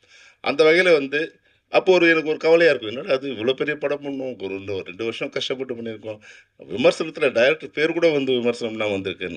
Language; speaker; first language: Tamil; native; Tamil